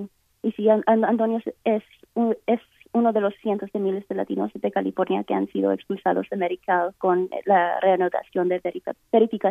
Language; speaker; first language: Spanish; early bilingual, heritage; Spanish